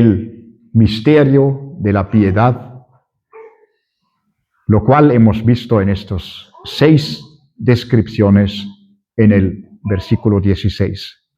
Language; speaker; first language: Spanish; non-native, fluent; German